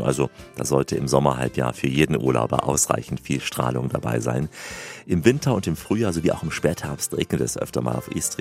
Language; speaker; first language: German; native; German